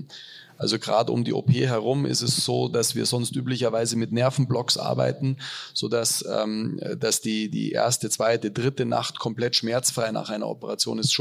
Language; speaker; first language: German; native; German